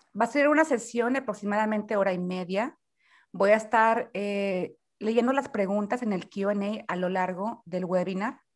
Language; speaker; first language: Spanish; native; Spanish